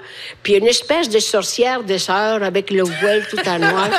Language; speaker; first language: French; native; French